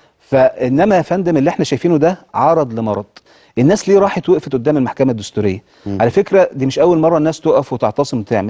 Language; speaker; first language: Arabic; native; Arabic